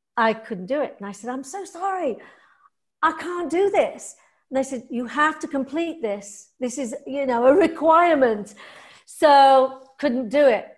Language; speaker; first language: English; native; English